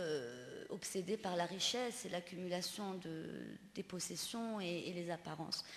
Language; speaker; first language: French; non-native, local second language; Arabic